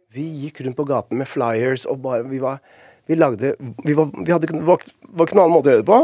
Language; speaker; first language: Norwegian; early bilingual, other home language; Spanish